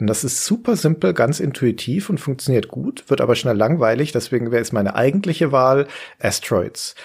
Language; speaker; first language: German; native; German